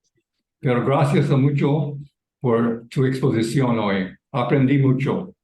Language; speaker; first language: Spanish; non-native, fluent; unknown